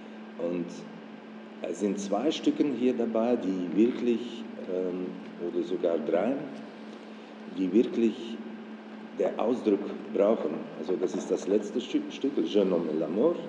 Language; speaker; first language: German; non-native, fluent; Dutch